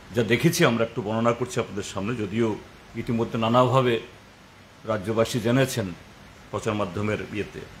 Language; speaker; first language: Bangla; non-native, local second language; Konkani